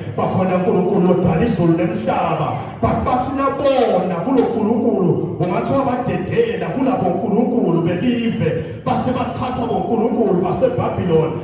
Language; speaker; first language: Zulu; non-native, local second language; Swati